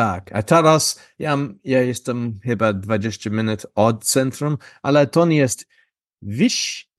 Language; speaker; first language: Polish; non-native, learner; English